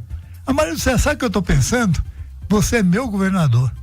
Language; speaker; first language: Portuguese; native; Portuguese